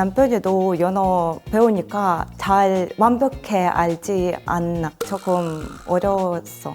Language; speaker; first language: Korean; non-native, learner; Russian